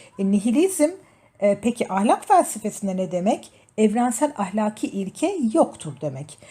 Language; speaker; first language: Turkish; native; Turkish